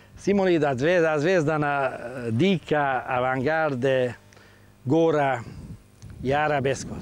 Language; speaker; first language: Croatian; non-native, local second language; Hungarian